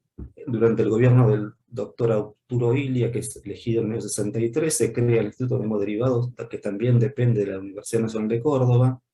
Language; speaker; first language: Spanish; native; Spanish